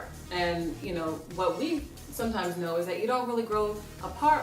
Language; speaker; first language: English; native; English